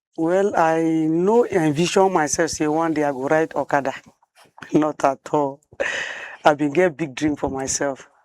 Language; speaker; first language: Nigerian Pidgin; non-native, local second language; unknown